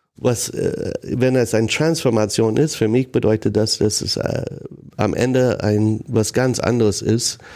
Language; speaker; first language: German; non-native, fluent; English